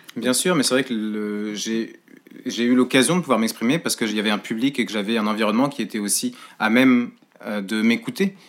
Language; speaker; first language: French; native; French